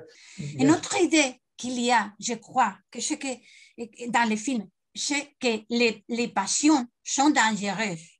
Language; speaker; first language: French; non-native, learner; Spanish